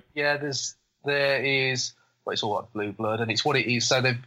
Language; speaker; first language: English; native; English